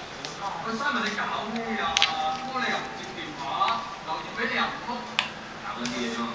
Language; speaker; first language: Cantonese; native; Cantonese